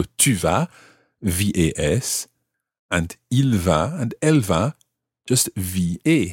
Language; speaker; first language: French; non-native, fluent; English